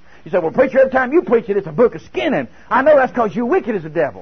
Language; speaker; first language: English; native; English